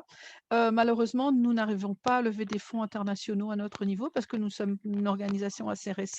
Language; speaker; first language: French; native; French